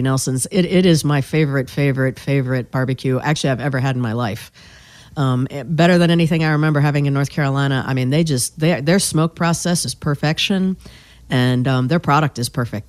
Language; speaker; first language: English; native; English